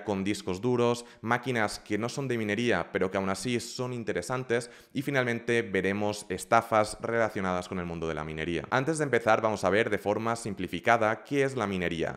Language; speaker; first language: Spanish; native; Spanish